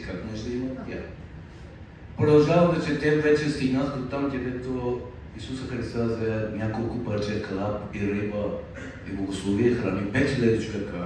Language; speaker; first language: Bulgarian; non-native, fluent; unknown